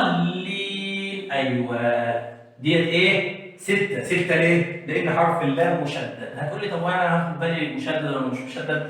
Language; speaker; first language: Arabic; native; Arabic